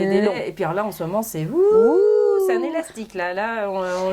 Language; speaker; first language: French; native; French